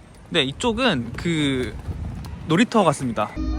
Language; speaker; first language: Korean; native; Korean